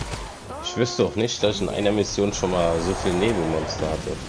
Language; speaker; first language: German; native; German